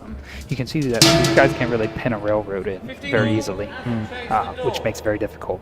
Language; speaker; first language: English; native; English